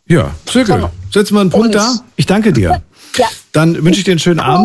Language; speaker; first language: German; native; German